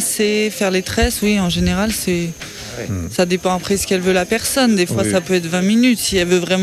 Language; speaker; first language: French; native; French